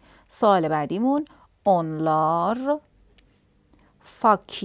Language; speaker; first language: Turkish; non-native, fluent; Persian